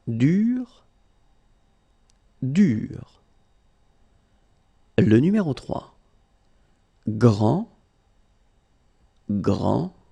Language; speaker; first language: French; native; French